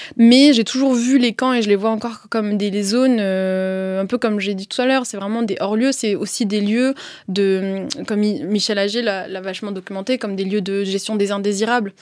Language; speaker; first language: French; early bilingual, other home language; Arabic